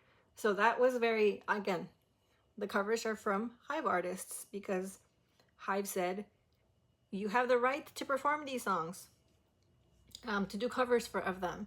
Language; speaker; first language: English; early bilingual, other home language; Spanish